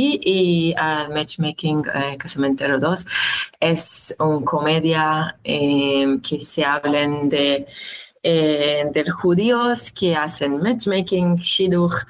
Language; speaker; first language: Spanish; non-native, learner; Hebrew